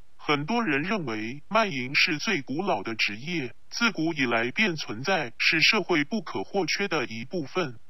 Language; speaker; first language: Chinese; non-native, local second language; Cantonese